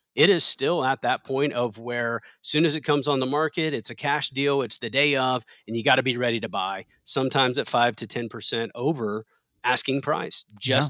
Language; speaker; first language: English; native; English